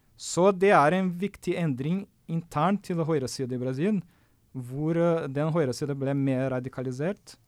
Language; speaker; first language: Norwegian; non-native, fluent; Portuguese